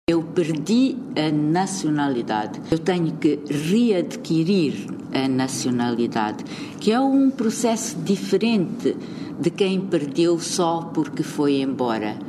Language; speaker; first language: Portuguese; native; Portuguese